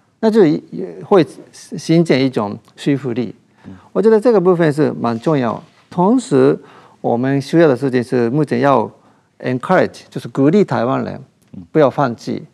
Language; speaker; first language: Chinese; non-native, fluent; Japanese